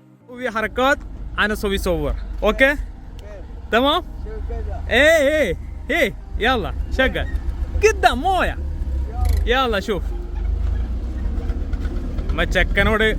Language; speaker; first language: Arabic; non-native, learner; Malayalam